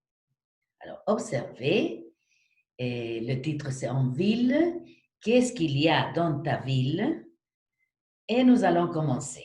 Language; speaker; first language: French; non-native, fluent; Spanish